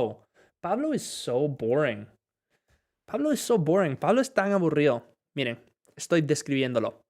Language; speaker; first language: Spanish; non-native, fluent; English